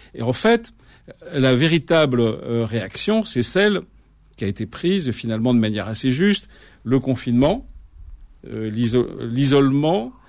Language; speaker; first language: French; native; French